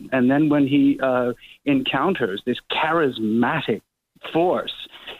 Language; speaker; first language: English; native; English